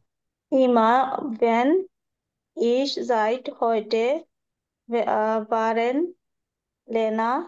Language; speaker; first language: German; non-native, learner; Bangla